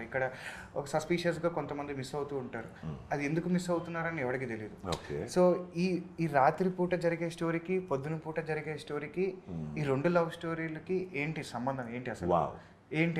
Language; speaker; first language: Telugu; native; Telugu